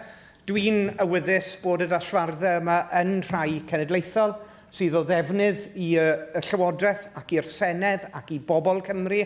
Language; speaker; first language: Welsh; native; Welsh